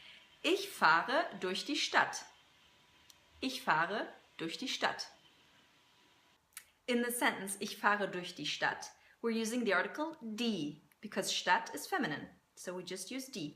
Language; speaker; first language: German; non-native, fluent; English